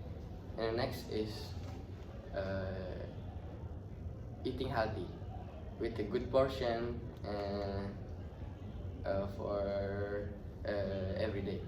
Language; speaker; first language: English; non-native, learner; Indonesian